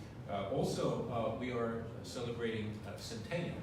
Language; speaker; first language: English; non-native, fluent; Polish